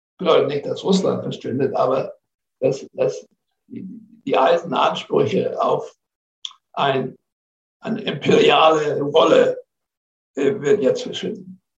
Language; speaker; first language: German; non-native, fluent; English